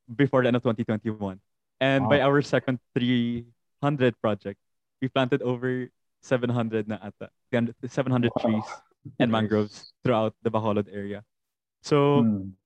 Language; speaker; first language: English; non-native, local second language; Hiligaynon